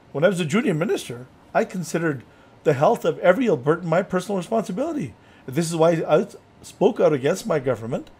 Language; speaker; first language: English; native; English